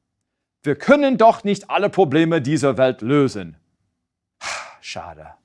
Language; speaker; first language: German; non-native, fluent; English